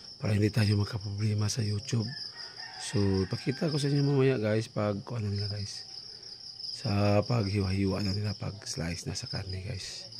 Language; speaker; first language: Filipino; non-native, local second language; Cebuano